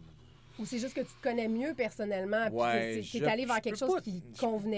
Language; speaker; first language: French; native; French